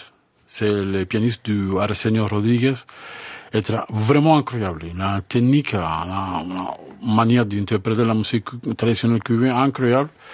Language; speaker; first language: French; non-native, learner; Spanish